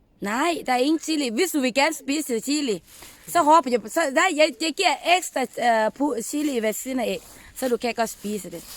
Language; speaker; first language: Danish; non-native, learner; Thai